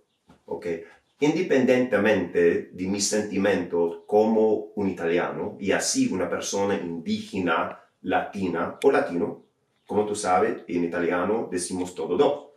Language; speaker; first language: Spanish; non-native, fluent; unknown